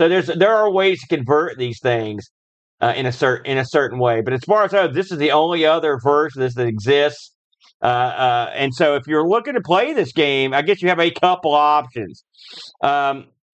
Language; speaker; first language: English; native; English